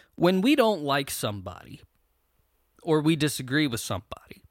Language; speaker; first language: English; native; English